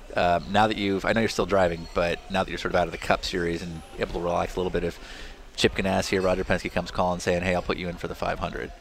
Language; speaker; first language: English; native; English